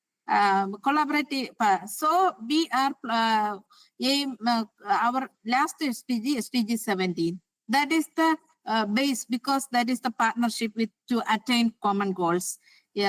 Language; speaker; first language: English; non-native, local second language; Malayalam